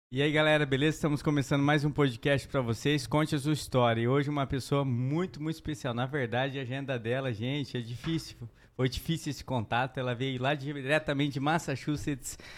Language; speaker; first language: Portuguese; native; Portuguese